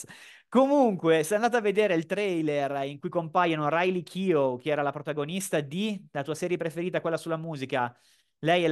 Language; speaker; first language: Italian; native; Italian